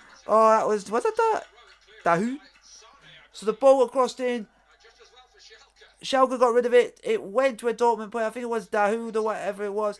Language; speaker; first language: English; native; English